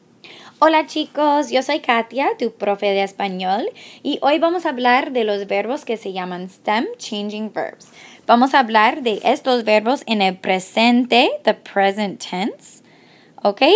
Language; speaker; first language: Spanish; non-native, fluent; English